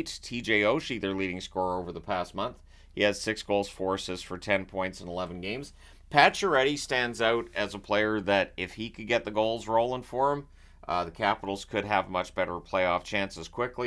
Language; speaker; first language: English; native; English